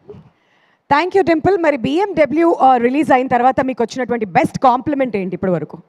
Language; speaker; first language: Telugu; native; Telugu